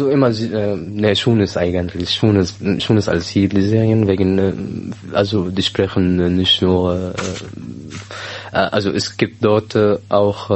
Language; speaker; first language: German; non-native, learner; Arabic